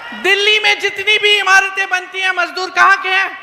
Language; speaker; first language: Hindi; native; Hindi